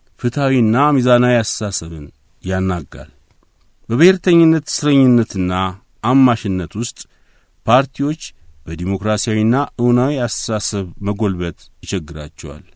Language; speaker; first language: Amharic; native; Amharic